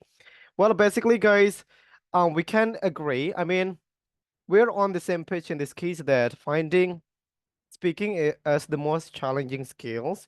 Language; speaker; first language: English; non-native, fluent; Indonesian